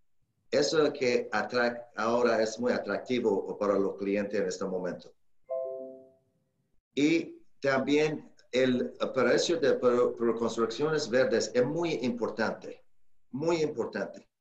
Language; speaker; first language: Spanish; non-native, learner; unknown